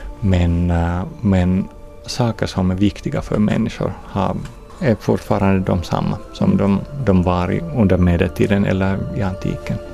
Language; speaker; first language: Swedish; non-native, fluent; Finnish